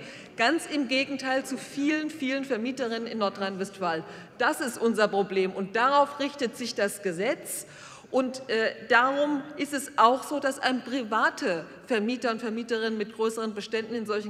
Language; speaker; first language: German; native; German